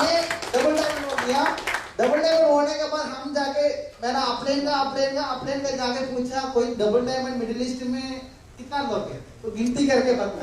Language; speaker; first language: Hindi; non-native, local second language; Tamil